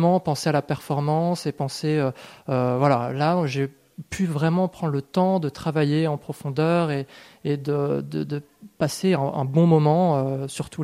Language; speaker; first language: French; native; French